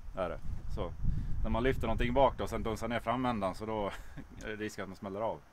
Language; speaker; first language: Swedish; native; Swedish